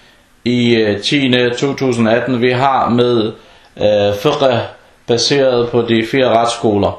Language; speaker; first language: Danish; non-native, fluent; Arabic